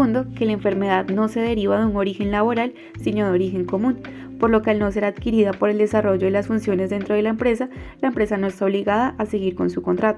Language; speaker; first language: Spanish; native; Spanish